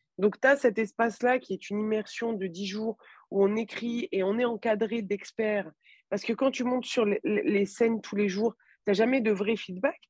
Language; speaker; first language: French; native; French